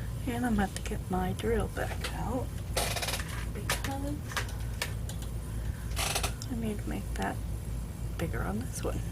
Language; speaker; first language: English; native; English